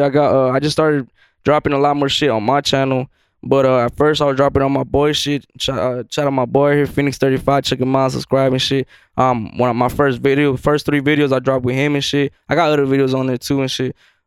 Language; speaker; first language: English; native; English